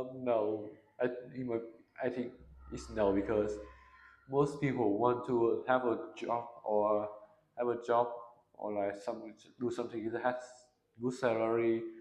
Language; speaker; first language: English; non-native, learner; Vietnamese